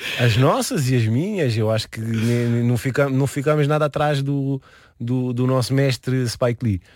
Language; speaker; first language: Portuguese; early bilingual, heritage; Portuguese